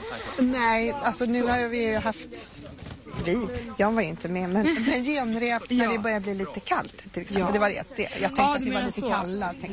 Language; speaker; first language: Swedish; native; Swedish